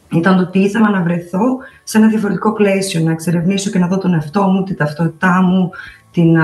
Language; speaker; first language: Greek; early bilingual, other home language; Albanian